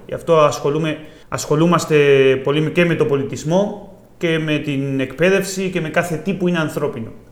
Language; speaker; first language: Greek; non-native, fluent; Spanish